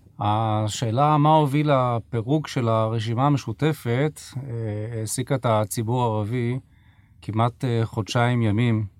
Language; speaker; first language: Hebrew; native; Hebrew